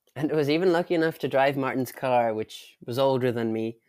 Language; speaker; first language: English; native; English